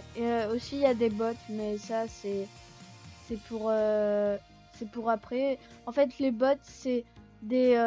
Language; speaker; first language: French; native; French